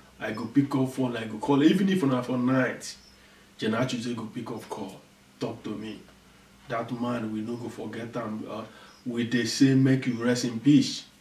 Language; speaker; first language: Nigerian Pidgin; non-native, local second language; Igbo